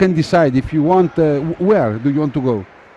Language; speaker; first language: English; non-native, fluent; Italian